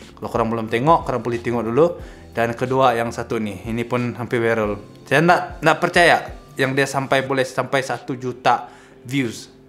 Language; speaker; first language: Malay; non-native, local second language; Iban